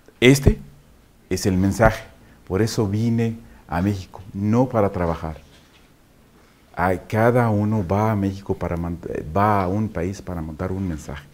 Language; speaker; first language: Spanish; non-native, fluent; Arabic